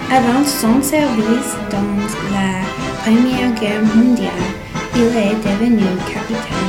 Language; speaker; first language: French; non-native, learner; English